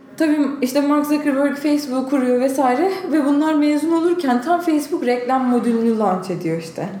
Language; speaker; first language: Turkish; native; Turkish